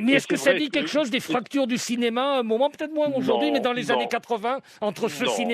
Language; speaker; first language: French; native; French